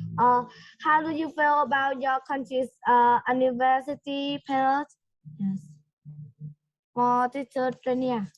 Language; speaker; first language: English; non-native, learner; Vietnamese